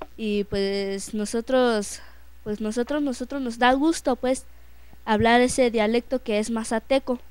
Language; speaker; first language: Spanish; non-native, local second language; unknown